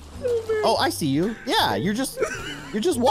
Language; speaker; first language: English; native; English